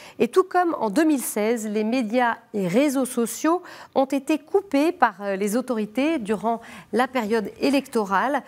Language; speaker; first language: French; native; French